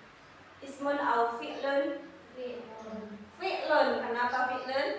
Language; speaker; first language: Arabic; non-native, fluent; Indonesian